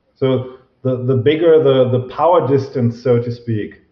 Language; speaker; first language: English; non-native, fluent; German